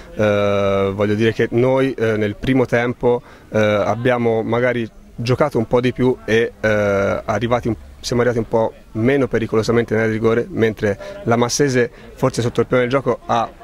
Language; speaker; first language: Italian; native; Italian